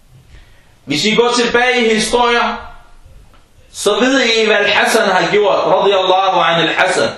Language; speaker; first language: Danish; early bilingual, other home language; Arabic